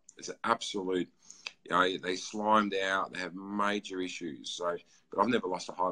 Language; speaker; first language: English; native; English